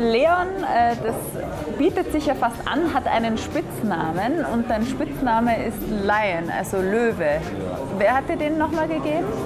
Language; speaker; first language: German; native; German